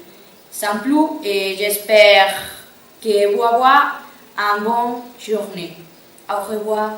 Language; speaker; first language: French; non-native, learner; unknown